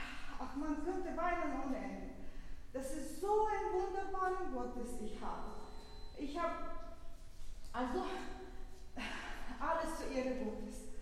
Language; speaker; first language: German; non-native, fluent; Russian